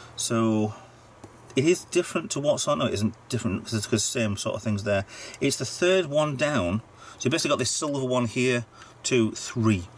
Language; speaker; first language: English; native; English